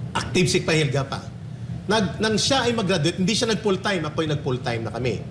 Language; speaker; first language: Filipino; non-native, local second language; Hiligaynon